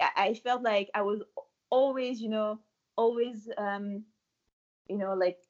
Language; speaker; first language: English; non-native, fluent; French